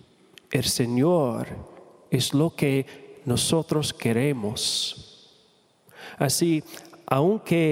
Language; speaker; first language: Spanish; non-native, fluent; English